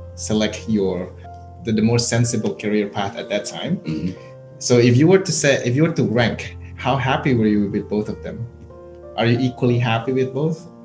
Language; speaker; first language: English; non-native, fluent; Indonesian